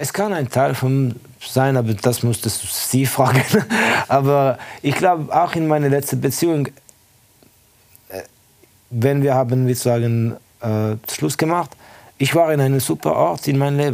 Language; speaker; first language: German; non-native, fluent; Estonian